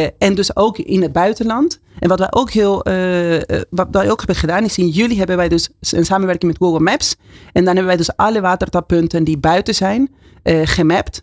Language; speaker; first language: Dutch; non-native, fluent; Spanish